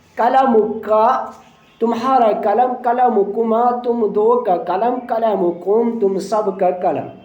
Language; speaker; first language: Urdu; non-native, local second language; Punjabi